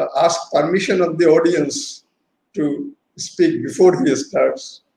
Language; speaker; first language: English; non-native, local second language; Bangla